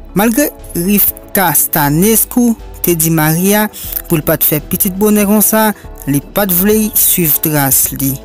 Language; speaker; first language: French; non-native, learner; Haitian Creole